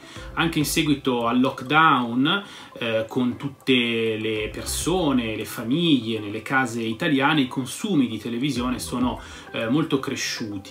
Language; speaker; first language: Italian; native; Italian